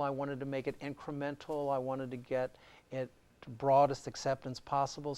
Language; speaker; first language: English; native; English